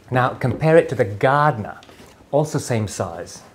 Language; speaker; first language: English; native; English